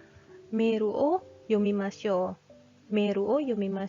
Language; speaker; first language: Japanese; non-native, fluent; Indonesian